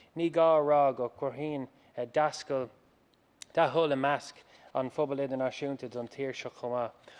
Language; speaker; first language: Irish; non-native, local second language; English